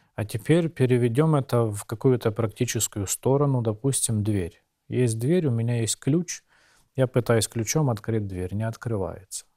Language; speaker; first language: Russian; native; Russian